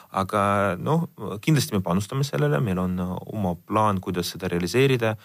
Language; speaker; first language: Estonian; non-native, local second language; Russian